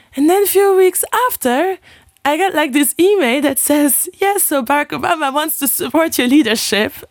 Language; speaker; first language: English; non-native, fluent; Luxembourgish